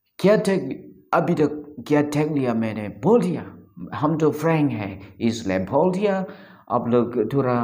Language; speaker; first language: Hindi; non-native, local second language; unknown